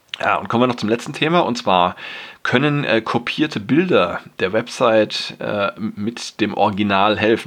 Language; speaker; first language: German; native; German